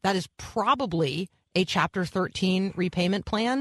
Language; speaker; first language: English; native; English